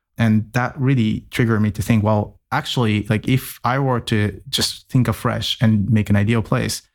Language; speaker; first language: English; non-native, fluent; Japanese